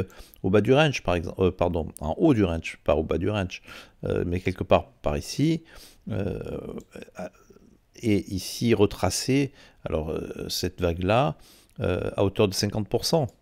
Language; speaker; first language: French; native; French